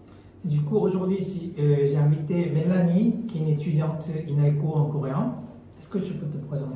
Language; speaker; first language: French; non-native, learner; Korean